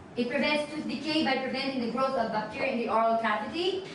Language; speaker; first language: English; non-native, local second language; Filipino